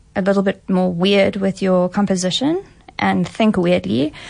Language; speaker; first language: English; native; English